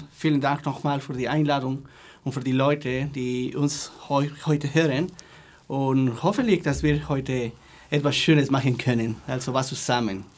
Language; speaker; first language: German; non-native, fluent; Spanish